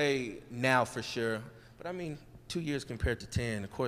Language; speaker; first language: English; native; English